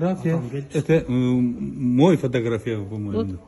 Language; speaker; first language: Russian; non-native, local second language; Kyrgyz